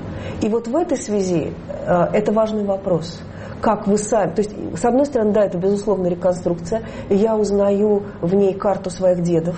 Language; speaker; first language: Russian; native; Russian